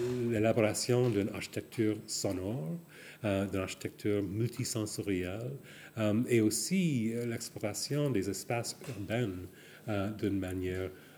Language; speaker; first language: French; non-native, fluent; English